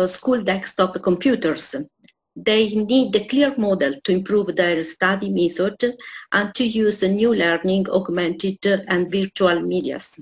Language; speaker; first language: English; non-native, fluent; Italian